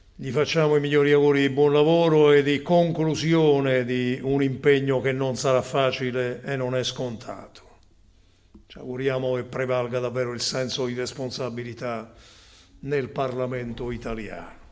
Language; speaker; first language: Italian; native; Italian